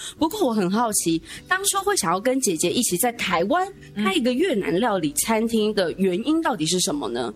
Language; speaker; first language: Chinese; native; Chinese